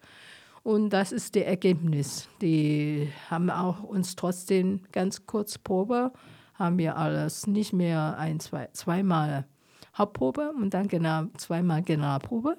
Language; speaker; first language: German; non-native, fluent; Chinese